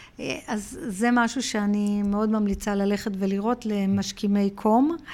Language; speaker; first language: Hebrew; early bilingual, heritage; Hebrew